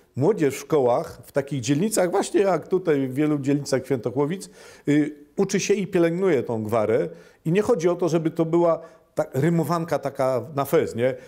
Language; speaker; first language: Polish; native; Polish